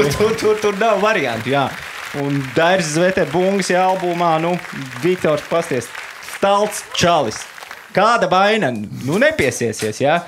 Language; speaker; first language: Latvian; native; Latvian